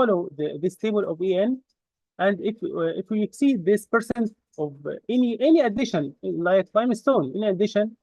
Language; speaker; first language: English; non-native, fluent; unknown